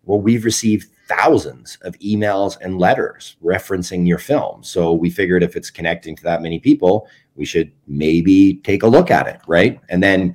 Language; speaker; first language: English; native; English